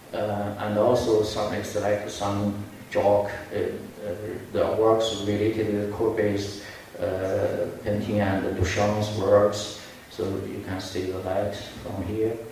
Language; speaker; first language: English; non-native, fluent; Chinese